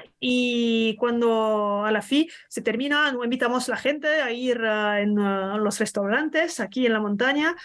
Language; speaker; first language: Spanish; non-native, learner; French